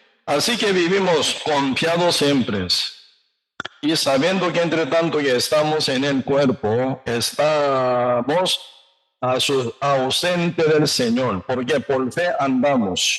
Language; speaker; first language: Spanish; non-native, learner; Korean